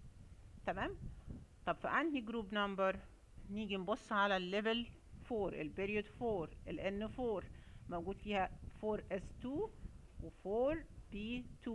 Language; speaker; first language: Arabic; native; Arabic